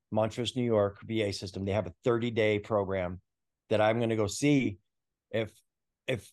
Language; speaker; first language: English; native; English